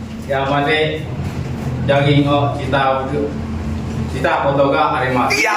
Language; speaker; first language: Japanese; non-native, learner; Filipino